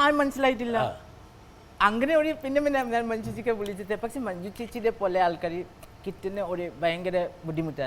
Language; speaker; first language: Malayalam; non-native, learner; Assamese